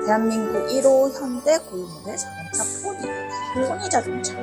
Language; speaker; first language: Korean; native; Korean